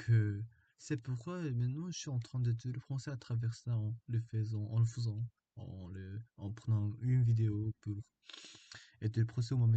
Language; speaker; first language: French; non-native, learner; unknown